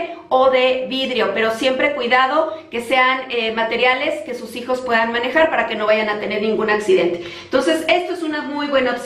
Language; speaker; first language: Spanish; native; Spanish